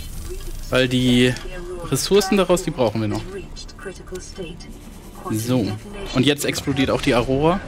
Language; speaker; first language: German; native; German